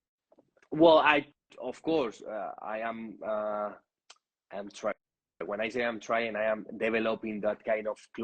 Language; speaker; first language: English; non-native, learner; Spanish